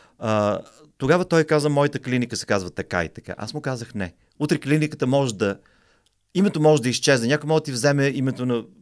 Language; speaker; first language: Bulgarian; native; Bulgarian